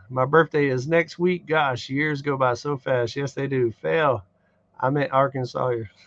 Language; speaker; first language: English; native; English